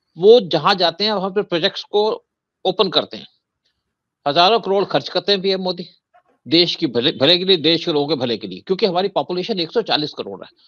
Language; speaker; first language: Hindi; native; Hindi